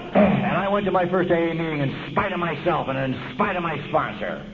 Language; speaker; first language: English; native; English